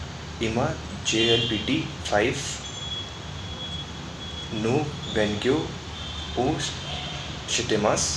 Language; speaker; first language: Japanese; non-native, learner; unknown